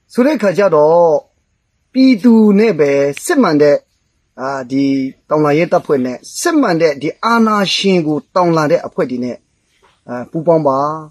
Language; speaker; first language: Burmese; non-native, local second language; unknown